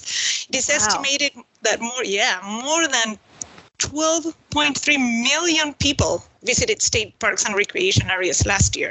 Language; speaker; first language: English; non-native, fluent; Spanish